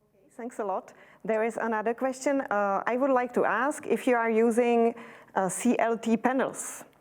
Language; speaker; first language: English; non-native, fluent; Czech